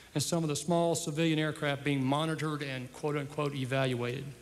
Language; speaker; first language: English; native; English